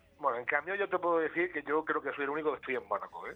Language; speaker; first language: Spanish; native; Spanish